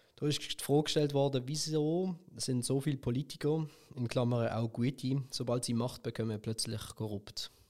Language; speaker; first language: German; early bilingual, other home language; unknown